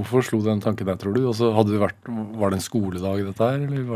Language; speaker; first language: Norwegian; native; Norwegian